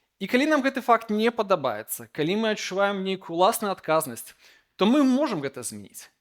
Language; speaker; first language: Belarusian; native; Belarusian